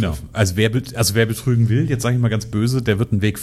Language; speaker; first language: German; native; German